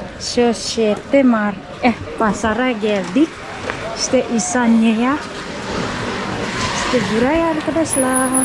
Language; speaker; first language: Turkish; non-native, learner; Indonesian